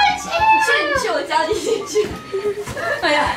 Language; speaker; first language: Chinese; native; Chinese